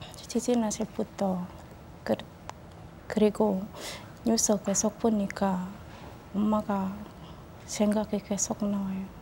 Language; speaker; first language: Korean; non-native, learner; Javanese